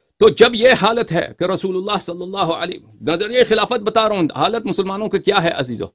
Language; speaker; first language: Urdu; non-native, fluent; Persian